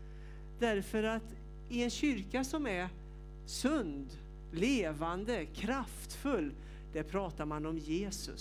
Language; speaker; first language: Swedish; native; Swedish